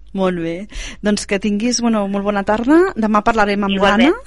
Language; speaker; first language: Catalan; native; Catalan